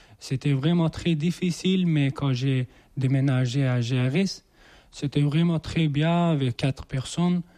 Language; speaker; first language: French; non-native, learner; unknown